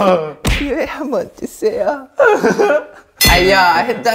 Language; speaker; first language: Korean; non-native, fluent; Thai